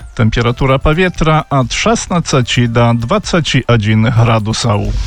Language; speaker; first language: Belarusian; native; Belarusian